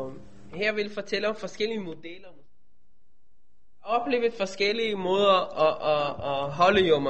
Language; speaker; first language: Danish; non-native, fluent; Hebrew